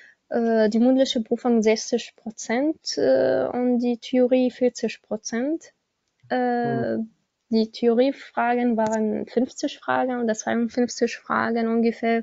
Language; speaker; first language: German; non-native, learner; Arabic